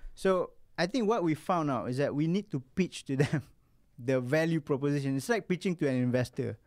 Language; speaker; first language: English; non-native, local second language; Malay